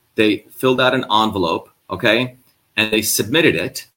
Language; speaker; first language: English; native; English